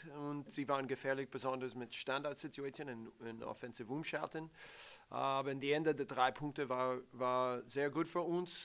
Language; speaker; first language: German; non-native, learner; English